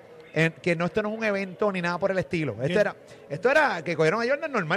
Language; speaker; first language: Spanish; native; Spanish